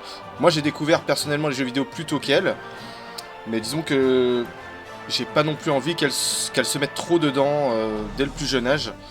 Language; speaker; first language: French; native; French